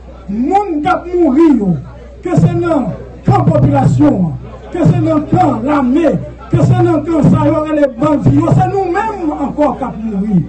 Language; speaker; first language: French; non-native, local second language; Haitian Creole